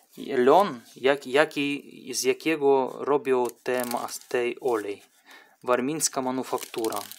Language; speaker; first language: Polish; non-native, learner; Russian